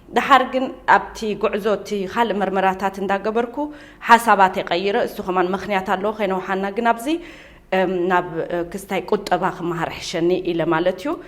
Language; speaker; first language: Tigrinya; early bilingual, heritage; Tigrinya